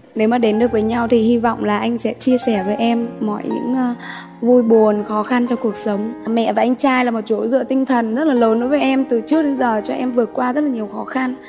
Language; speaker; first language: Vietnamese; native; Vietnamese